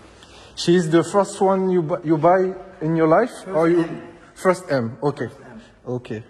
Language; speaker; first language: English; non-native, learner; French